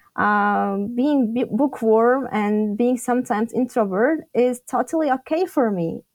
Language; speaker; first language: English; non-native, fluent; Tajik